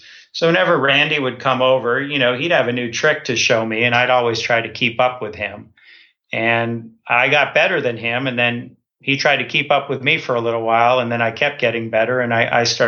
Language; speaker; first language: English; native; English